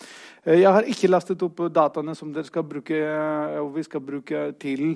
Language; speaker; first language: Norwegian; non-native, fluent; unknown